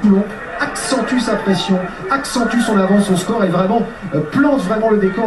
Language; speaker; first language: French; native; French